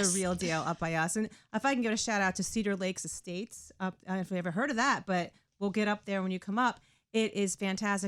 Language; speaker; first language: English; native; English